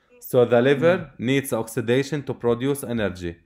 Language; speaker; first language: English; non-native, local second language; Arabic